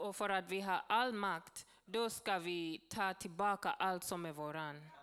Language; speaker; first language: Swedish; non-native, learner; Swahili